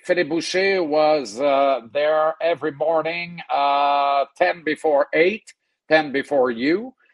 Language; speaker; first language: English; non-native, fluent; French